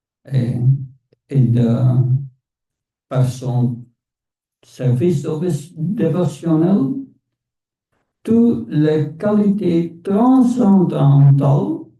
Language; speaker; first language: French; non-native, fluent; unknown